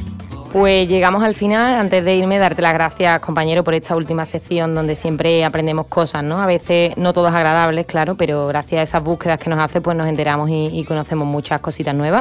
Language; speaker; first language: Spanish; native; Spanish